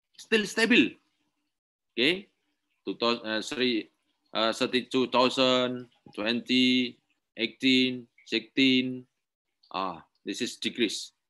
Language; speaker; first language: English; non-native, learner; Indonesian